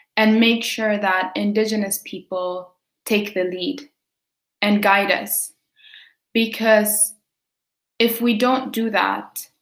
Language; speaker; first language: English; early bilingual, other home language; Quechua